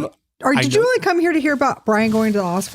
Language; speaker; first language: English; native; English